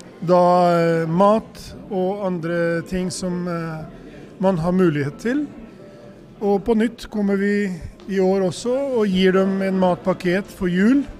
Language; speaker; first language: Swedish; non-native, fluent; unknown